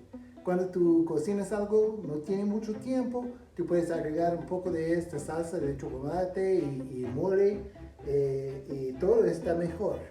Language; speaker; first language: Spanish; non-native, fluent; English